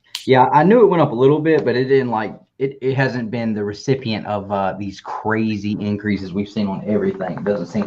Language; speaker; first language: English; native; English